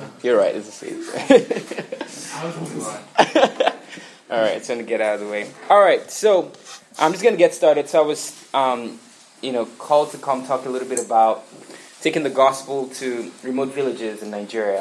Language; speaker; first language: English; non-native, local second language; Igbo